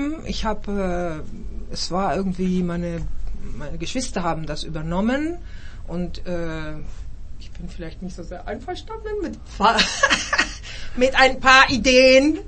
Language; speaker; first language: German; early bilingual, heritage; German